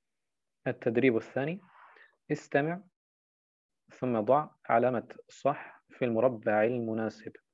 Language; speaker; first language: Arabic; non-native, fluent; German